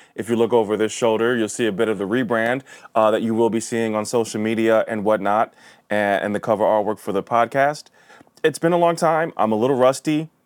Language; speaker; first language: English; native; English